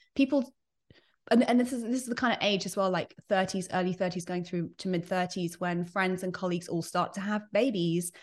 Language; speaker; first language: English; native; English